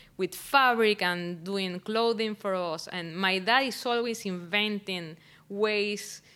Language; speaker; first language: English; non-native, fluent; Spanish